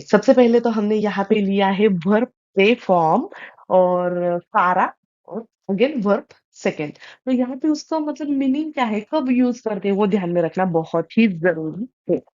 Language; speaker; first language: Hindi; non-native, local second language; Marathi